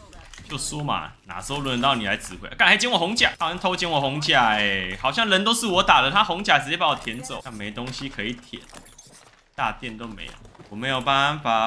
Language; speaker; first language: Chinese; native; Chinese